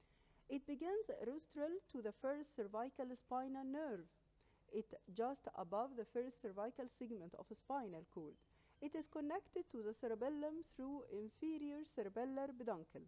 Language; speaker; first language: English; non-native, local second language; Arabic